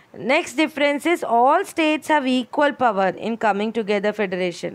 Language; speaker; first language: English; non-native, local second language; Malayalam